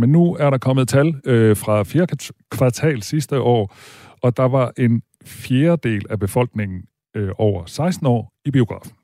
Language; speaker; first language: Danish; native; Danish